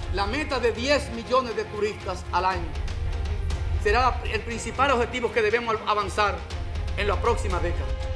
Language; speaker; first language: Spanish; native; Spanish